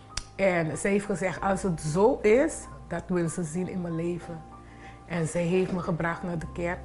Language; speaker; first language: Dutch; non-native, fluent; Papiamento